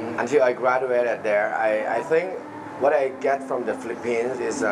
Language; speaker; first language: English; non-native, fluent; Thai